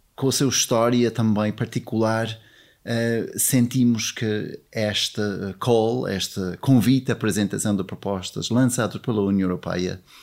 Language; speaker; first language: Portuguese; non-native, fluent; English